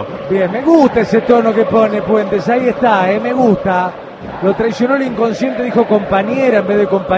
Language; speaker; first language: Spanish; native; Spanish